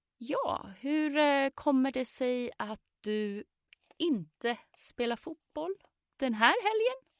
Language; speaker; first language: Swedish; native; Swedish